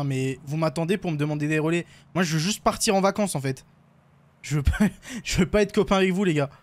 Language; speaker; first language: French; native; French